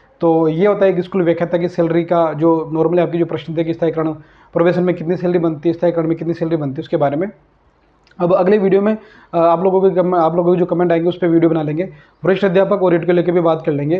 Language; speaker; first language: Hindi; native; Hindi